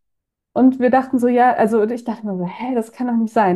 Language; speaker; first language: German; native; German